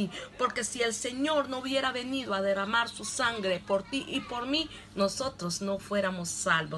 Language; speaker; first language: Spanish; non-native, local second language; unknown